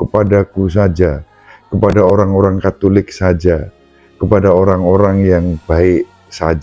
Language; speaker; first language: Indonesian; native; Indonesian